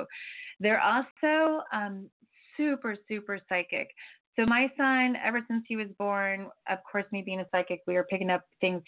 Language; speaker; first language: English; native; English